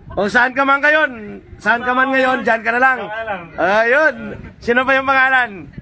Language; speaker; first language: Filipino; non-native, local second language; Hiligaynon